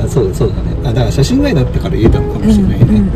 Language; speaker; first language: Japanese; native; Japanese